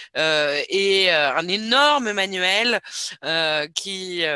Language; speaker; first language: French; native; French